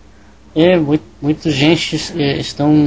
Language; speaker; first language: Portuguese; non-native, learner; English